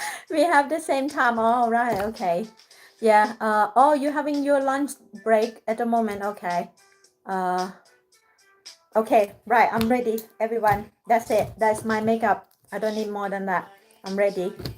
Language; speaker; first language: English; non-native, fluent; Thai